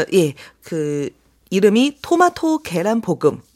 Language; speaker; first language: Korean; non-native, fluent; Chinese